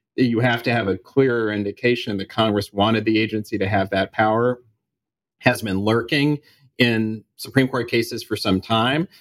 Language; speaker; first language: English; native; English